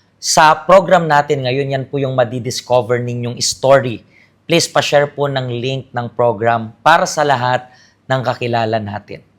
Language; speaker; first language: Filipino; native; Filipino